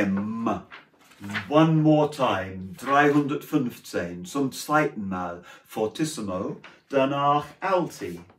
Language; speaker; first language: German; non-native, fluent; English